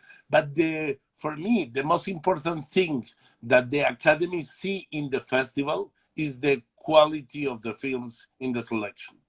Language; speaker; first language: English; non-native, learner; Spanish